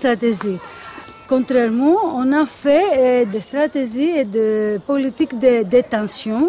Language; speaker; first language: French; non-native, fluent; Greek